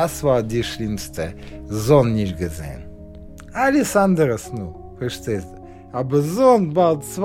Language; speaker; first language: German; non-native, learner; Russian